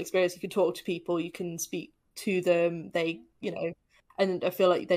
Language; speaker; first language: English; native; English